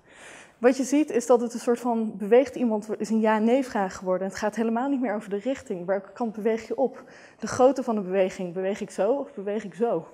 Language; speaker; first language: Dutch; native; Dutch